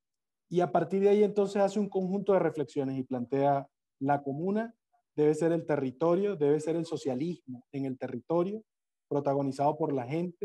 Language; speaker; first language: Spanish; native; Spanish